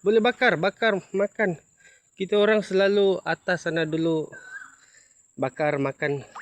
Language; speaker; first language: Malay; non-native, local second language; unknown